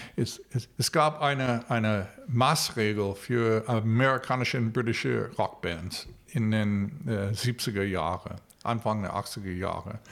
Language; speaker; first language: German; non-native, fluent; English